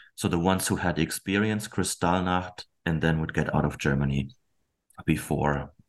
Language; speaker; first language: English; non-native, fluent; German